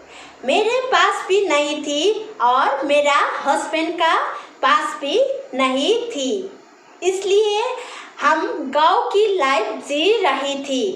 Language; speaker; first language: Hindi; non-native, local second language; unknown